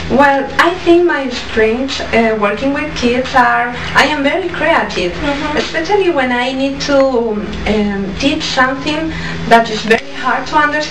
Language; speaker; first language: English; non-native, learner; Spanish